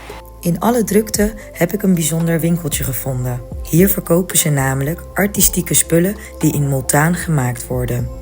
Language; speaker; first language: Dutch; early bilingual, other home language; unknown